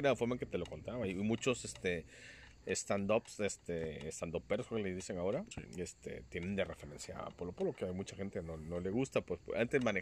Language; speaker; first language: Spanish; native; Spanish